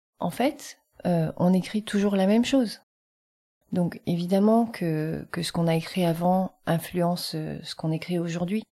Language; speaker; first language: French; early bilingual, other home language; Vietnamese